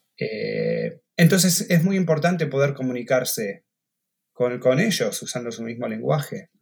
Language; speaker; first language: Spanish; native; Spanish